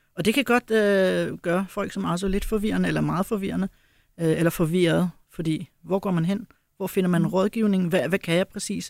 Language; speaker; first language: Danish; early bilingual, other home language; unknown